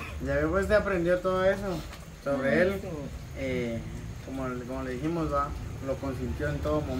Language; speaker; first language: Spanish; native; Spanish